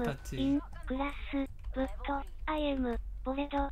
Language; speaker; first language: English; non-native, learner; Japanese